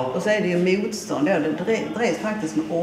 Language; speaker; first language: Swedish; native; Swedish